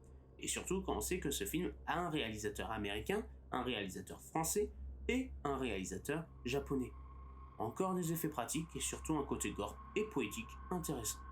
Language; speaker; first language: French; native; French